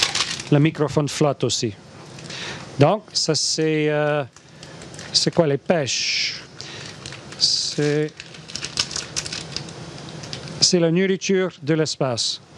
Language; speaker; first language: French; non-native, learner; English